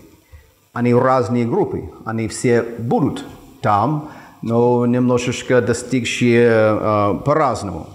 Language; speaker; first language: Russian; non-native, fluent; English